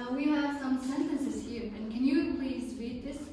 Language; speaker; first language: English; non-native, fluent; Mongolian